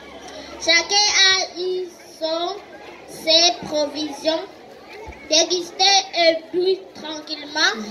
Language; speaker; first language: French; non-native, learner; Kinyarwanda